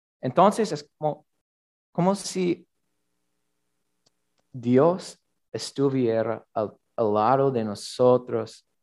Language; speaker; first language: Spanish; non-native, learner; English